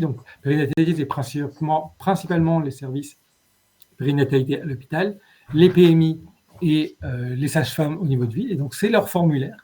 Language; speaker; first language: French; native; French